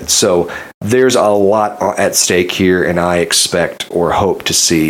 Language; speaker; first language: English; native; English